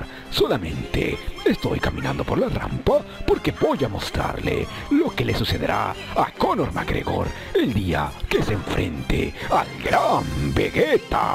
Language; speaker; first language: Spanish; native; Spanish